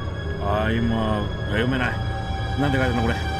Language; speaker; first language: Japanese; native; Japanese